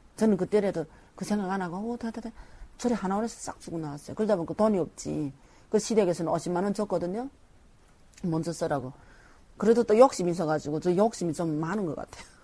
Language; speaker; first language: Korean; native; Korean